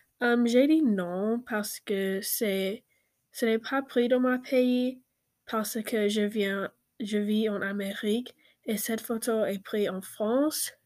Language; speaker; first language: French; non-native, learner; English